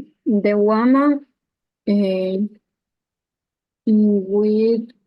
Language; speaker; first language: English; non-native, learner; Spanish